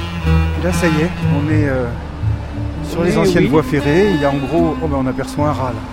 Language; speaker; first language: French; native; French